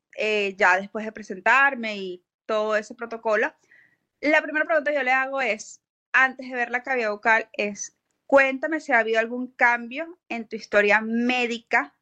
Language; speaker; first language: Spanish; native; Spanish